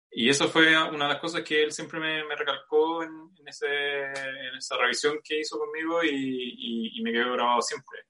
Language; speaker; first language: Spanish; native; Spanish